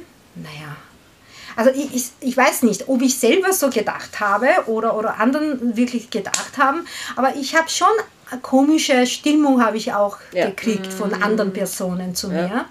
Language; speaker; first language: German; non-native, learner; Korean